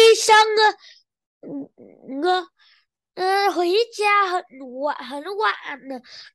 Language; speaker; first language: Chinese; non-native, learner; Vietnamese